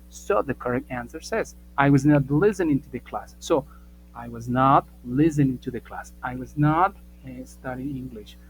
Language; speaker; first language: English; non-native, fluent; Spanish